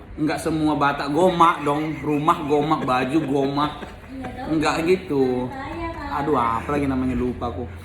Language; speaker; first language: Indonesian; native; Indonesian